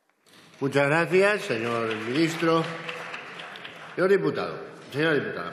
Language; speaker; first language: Spanish; native; Spanish